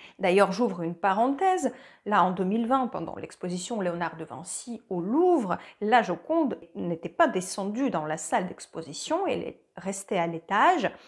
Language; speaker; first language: French; non-native, fluent; Russian